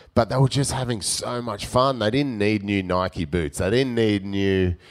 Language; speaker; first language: English; native; English